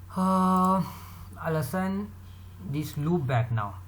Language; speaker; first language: English; non-native, local second language; Kannada